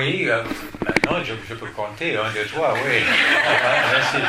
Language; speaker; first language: French; non-native, fluent; English